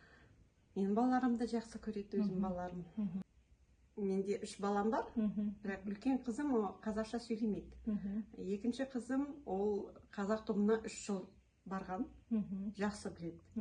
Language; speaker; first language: Kazakh; non-native, local second language; Russian